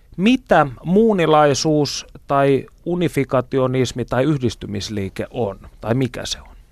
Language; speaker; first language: Finnish; native; Finnish